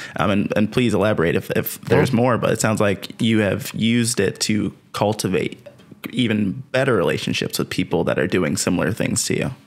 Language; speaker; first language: English; native; English